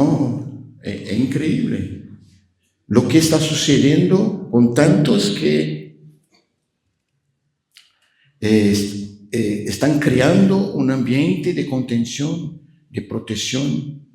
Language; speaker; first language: Spanish; non-native, fluent; Portuguese